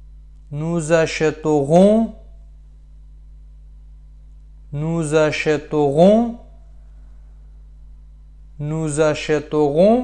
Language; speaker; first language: French; non-native, fluent; Pashto